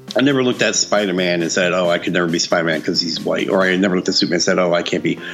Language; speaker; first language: English; early bilingual, other home language; Filipino